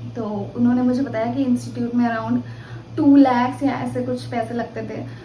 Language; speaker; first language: Hindi; native; Hindi